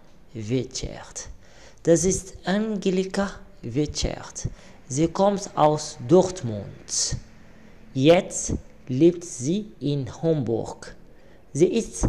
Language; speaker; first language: German; non-native, learner; Arabic